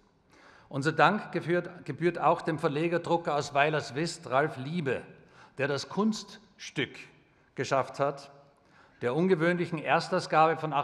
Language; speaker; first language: German; native; German